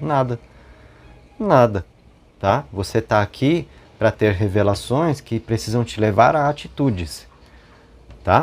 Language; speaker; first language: Portuguese; native; Portuguese